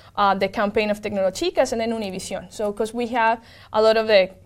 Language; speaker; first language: English; non-native, fluent; Spanish